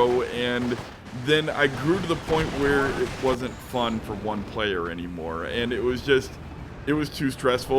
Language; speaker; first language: English; native; English